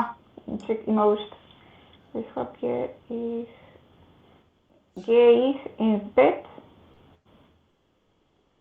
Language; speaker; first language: German; non-native, learner; Macedonian